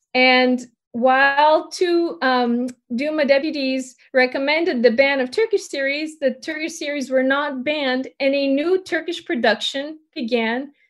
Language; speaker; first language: English; early bilingual, other home language; Turkish